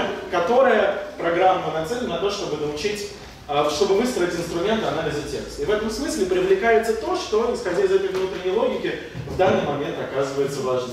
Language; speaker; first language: Russian; native; Russian